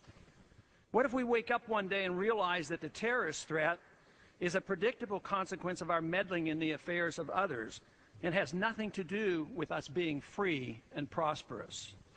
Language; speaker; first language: English; native; English